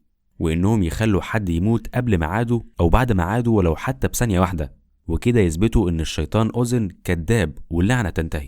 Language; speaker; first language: Arabic; native; Arabic